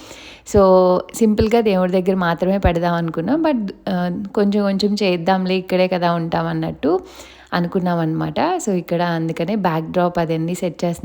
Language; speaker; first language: Telugu; native; Telugu